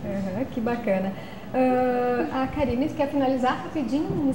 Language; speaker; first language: Portuguese; native; Portuguese